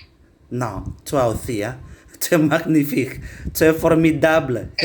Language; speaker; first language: French; non-native, learner; Indonesian